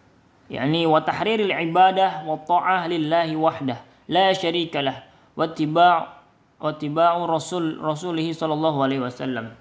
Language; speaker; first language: Arabic; non-native, learner; Indonesian